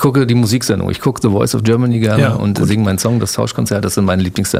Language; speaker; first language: German; native; German